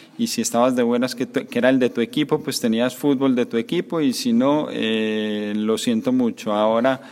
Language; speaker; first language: Spanish; native; Spanish